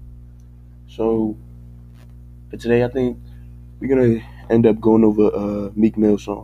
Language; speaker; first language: English; native; English